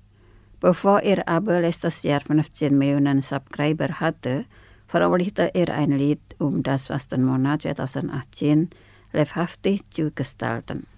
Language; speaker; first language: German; non-native, fluent; Indonesian